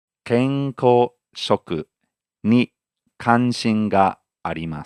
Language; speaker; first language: Japanese; non-native, fluent; English